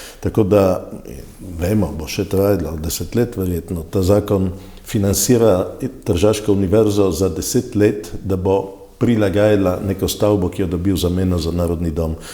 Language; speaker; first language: Slovenian; native; Slovenian